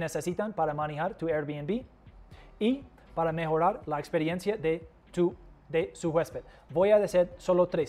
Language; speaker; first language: Spanish; non-native, fluent; English